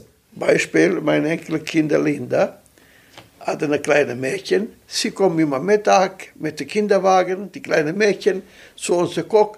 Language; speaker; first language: German; non-native, local second language; Italian